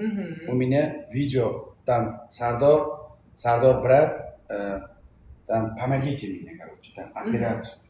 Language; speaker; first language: Russian; non-native, learner; Uzbek